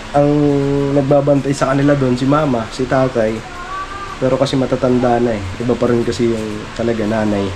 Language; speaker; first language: Filipino; non-native, local second language; Waray